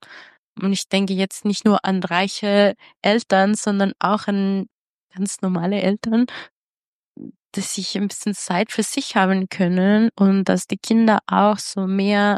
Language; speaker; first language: German; non-native, fluent; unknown